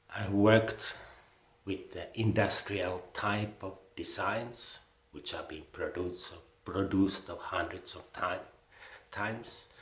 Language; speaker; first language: English; non-native, fluent; Finnish